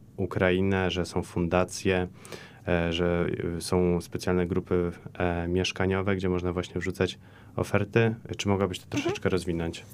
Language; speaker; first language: Polish; native; Polish